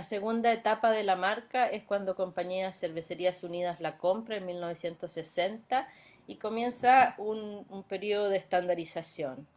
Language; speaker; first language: Spanish; native; Spanish